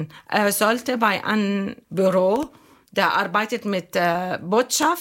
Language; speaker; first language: German; non-native, fluent; Arabic